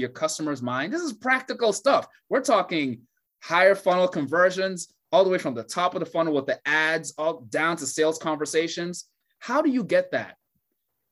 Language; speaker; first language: English; non-native, local second language; Yoruba